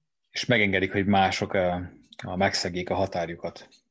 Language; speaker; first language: Hungarian; native; Hungarian